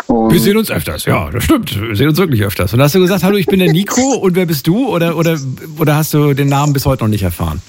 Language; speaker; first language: German; native; German